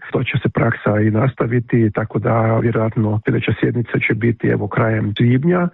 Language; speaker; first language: Croatian; early bilingual, heritage; Croatian